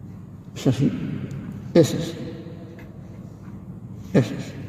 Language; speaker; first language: Spanish; native; Spanish